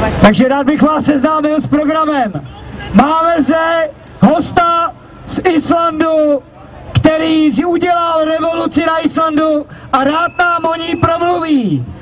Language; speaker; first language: Czech; native; Czech